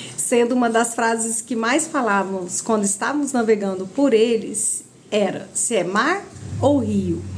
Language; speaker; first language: Portuguese; native; Portuguese